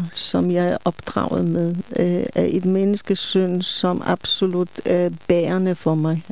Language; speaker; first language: Danish; non-native, fluent; Polish